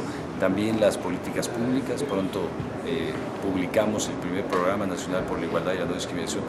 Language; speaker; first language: Spanish; native; Spanish